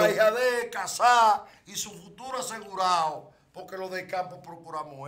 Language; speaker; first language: Spanish; native; Spanish